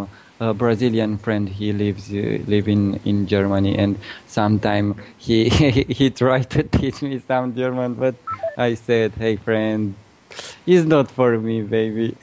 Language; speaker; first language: English; non-native, learner; Romanian